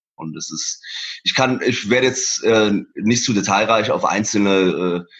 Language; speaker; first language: German; early bilingual, other home language; Persian